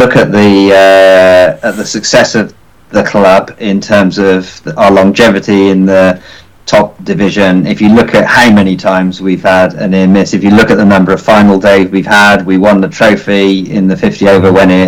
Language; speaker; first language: English; native; English